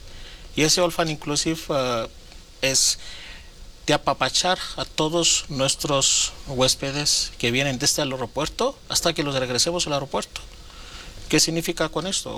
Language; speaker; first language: Spanish; non-native, fluent; Greek